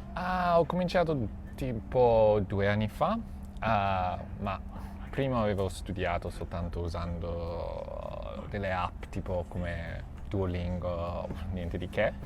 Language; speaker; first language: Italian; non-native, fluent; English